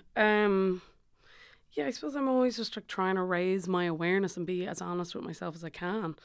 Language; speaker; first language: English; native; English